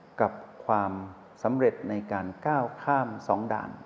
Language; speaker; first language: Thai; native; Thai